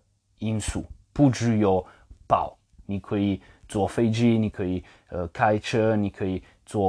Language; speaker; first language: Chinese; non-native, fluent; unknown